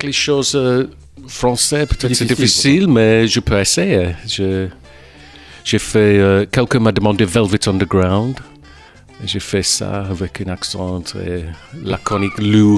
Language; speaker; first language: French; non-native, fluent; English